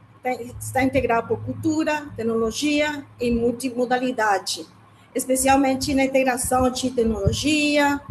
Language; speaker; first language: Portuguese; non-native, learner; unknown